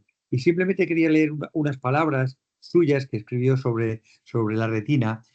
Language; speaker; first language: Spanish; native; Spanish